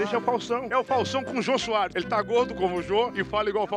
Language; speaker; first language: Portuguese; native; Portuguese